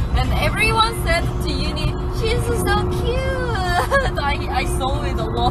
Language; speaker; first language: English; non-native, learner; Korean